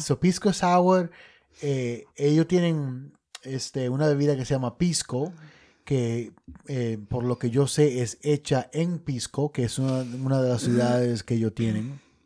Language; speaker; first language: Spanish; early bilingual, other home language; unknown